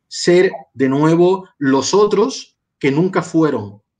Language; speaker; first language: Spanish; native; Spanish